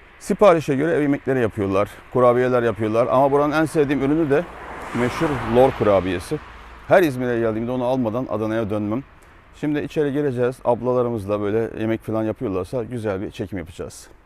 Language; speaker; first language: Turkish; native; Turkish